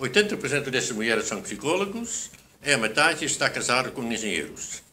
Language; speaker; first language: Portuguese; non-native, fluent; Dutch